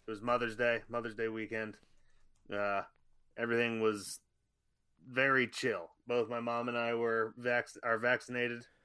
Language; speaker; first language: English; native; English